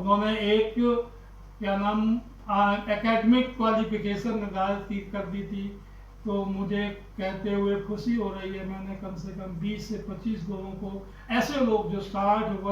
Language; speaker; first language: Hindi; native; Hindi